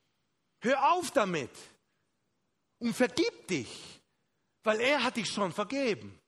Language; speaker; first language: German; non-native, fluent; Spanish